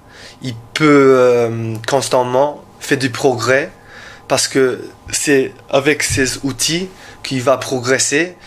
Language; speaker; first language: French; non-native, learner; English